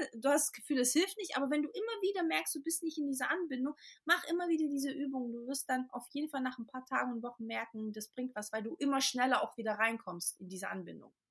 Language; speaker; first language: German; early bilingual, other home language; Portuguese